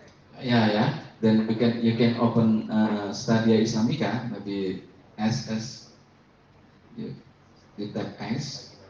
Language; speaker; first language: English; non-native, learner; Indonesian